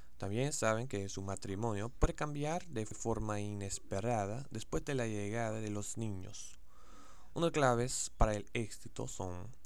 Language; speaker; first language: Spanish; non-native, learner; English